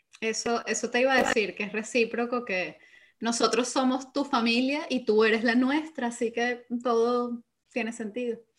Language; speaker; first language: Spanish; native; Spanish